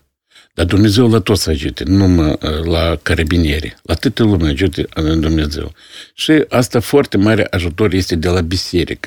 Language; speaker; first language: Romanian; non-native, local second language; Russian